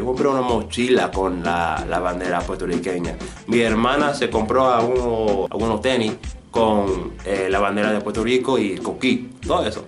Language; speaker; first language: Spanish; non-native, fluent; English